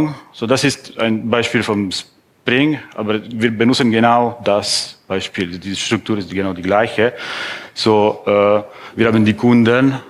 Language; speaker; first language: German; non-native, fluent; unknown